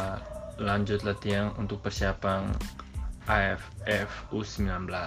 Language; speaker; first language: Indonesian; non-native, local second language; Tetum